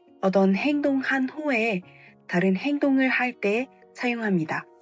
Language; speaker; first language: Korean; non-native, fluent; Vietnamese